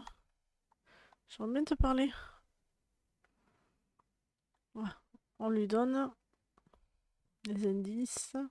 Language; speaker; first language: French; native; French